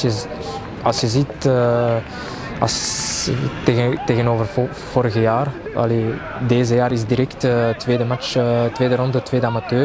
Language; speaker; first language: Dutch; non-native, local second language; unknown